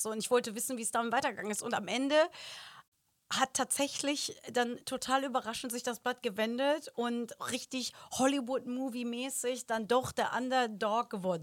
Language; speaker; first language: German; native; German